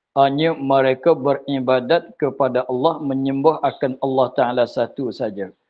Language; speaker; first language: Malay; native; Malay